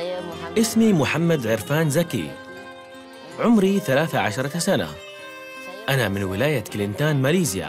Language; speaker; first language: Arabic; non-native, learner; Malay